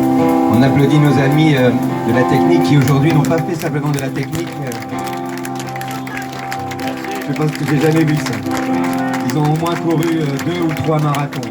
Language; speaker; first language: French; native; French